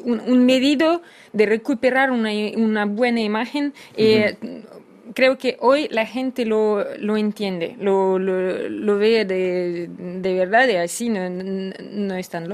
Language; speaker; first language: Spanish; non-native, fluent; Russian